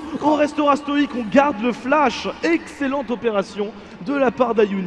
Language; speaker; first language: French; native; French